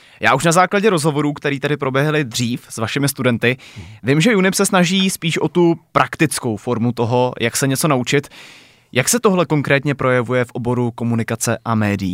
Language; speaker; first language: Czech; native; Czech